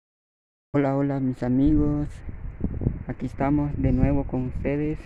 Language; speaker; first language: Spanish; native; Spanish